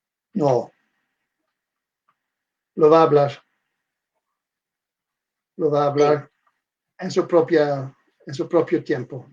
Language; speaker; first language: Spanish; non-native, fluent; Dutch